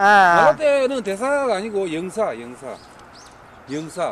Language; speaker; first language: Korean; native; Korean